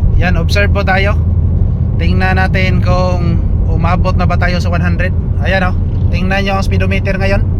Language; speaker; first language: Filipino; non-native, local second language; Cebuano